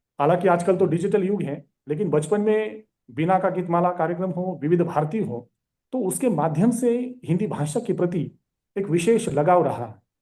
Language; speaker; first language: Hindi; non-native, local second language; Marathi